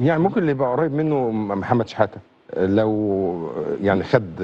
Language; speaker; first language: Arabic; native; Arabic